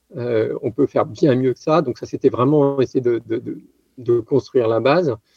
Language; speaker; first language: French; native; French